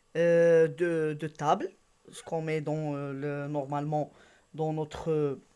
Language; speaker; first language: French; non-native, local second language; Arabic